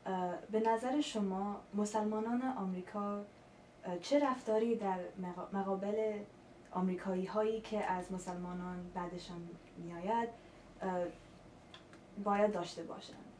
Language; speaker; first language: Persian; early bilingual, heritage; Persian